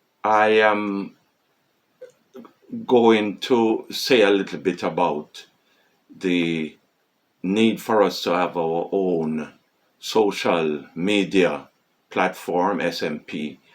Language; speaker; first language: English; non-native, fluent; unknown